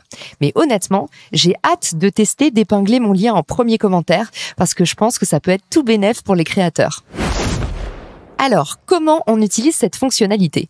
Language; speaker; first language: French; native; French